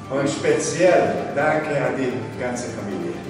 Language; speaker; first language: German; non-native, fluent; Slovenian